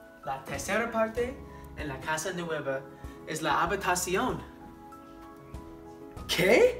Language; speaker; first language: Spanish; non-native, learner; English